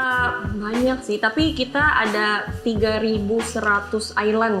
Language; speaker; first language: Indonesian; non-native, learner; Filipino